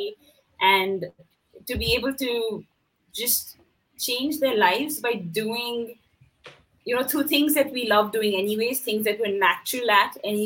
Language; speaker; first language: English; non-native, local second language; Hindi